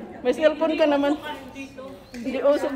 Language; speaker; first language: Filipino; native; Filipino